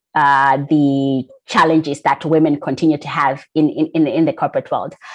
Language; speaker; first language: English; non-native, local second language; Shona